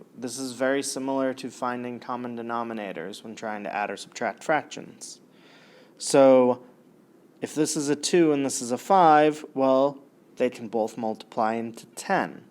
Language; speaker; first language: English; native; English